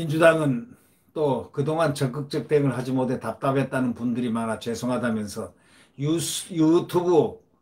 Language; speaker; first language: Korean; native; Korean